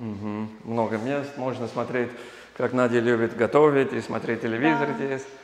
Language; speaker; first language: Russian; non-native, learner; English